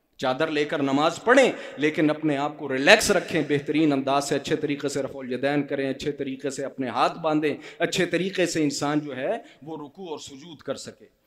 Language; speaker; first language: Urdu; non-native, local second language; Punjabi